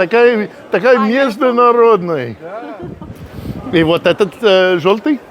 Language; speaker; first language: Russian; non-native, learner; English